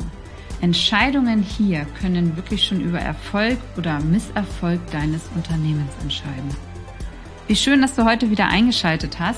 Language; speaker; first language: German; native; German